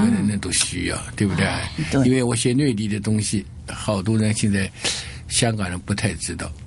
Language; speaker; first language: Chinese; native; Chinese